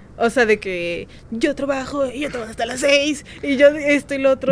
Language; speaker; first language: Spanish; native; Spanish